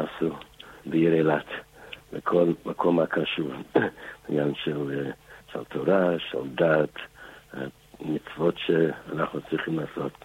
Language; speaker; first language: Hebrew; non-native, fluent; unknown